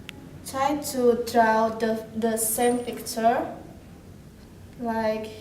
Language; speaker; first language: English; non-native, learner; Indonesian